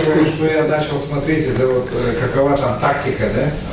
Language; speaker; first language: Russian; native; Russian